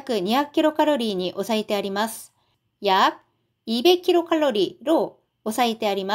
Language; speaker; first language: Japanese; non-native, fluent; Korean